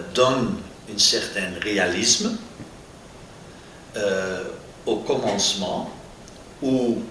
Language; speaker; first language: French; non-native, local second language; Dutch